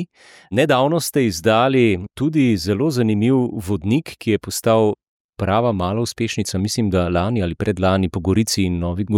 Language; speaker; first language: Slovenian; native; Slovenian